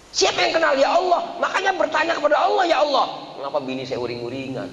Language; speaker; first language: Indonesian; native; Indonesian